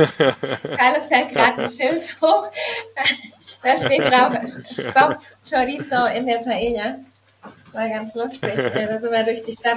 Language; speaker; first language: German; native; German